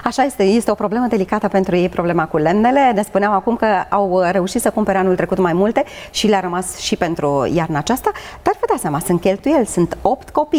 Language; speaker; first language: Romanian; native; Romanian